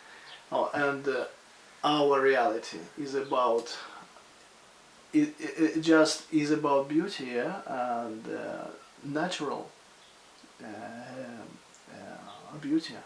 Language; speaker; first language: English; non-native, fluent; Russian